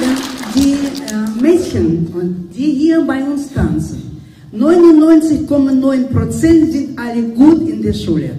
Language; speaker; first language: German; non-native, learner; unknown